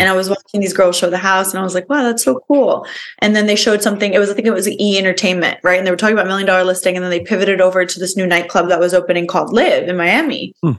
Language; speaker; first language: English; early bilingual, other home language; Spanish